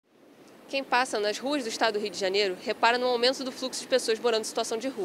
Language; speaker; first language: Portuguese; native; Portuguese